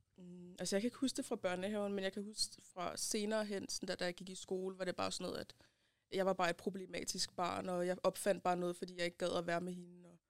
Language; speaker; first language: Danish; early bilingual, other home language; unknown